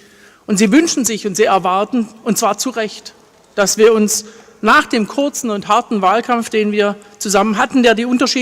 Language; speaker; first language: German; native; German